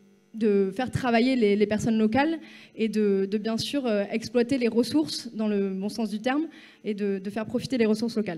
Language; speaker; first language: French; native; French